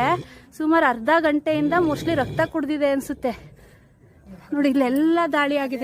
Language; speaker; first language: Kannada; native; Kannada